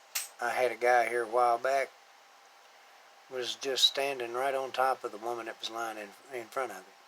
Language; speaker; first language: English; native; English